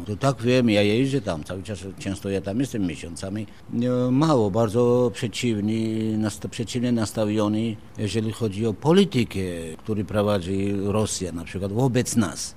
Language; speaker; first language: Polish; non-native, fluent; Georgian